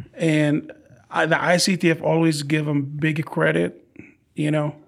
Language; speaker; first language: English; non-native, fluent; Arabic